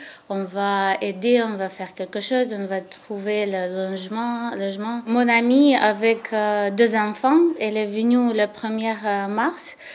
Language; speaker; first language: French; non-native, learner; Ukrainian